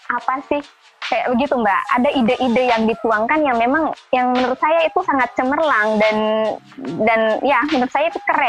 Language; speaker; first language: Indonesian; native; Indonesian